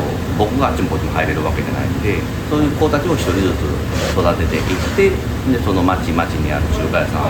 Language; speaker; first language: Japanese; native; Japanese